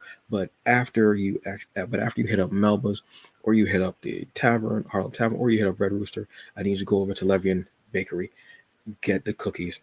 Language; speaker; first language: English; native; English